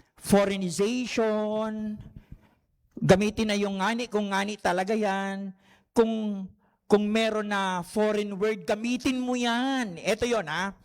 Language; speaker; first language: Filipino; non-native, local second language; Bikol